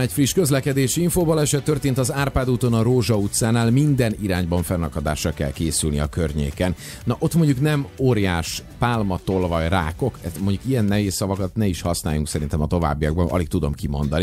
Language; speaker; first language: Hungarian; native; Hungarian